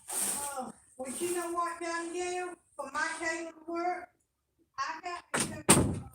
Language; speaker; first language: English; native; English